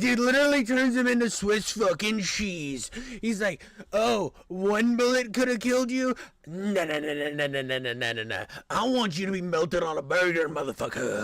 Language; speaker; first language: English; native; English